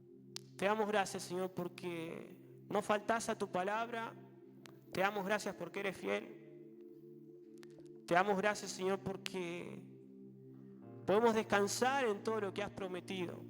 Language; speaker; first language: Spanish; native; Spanish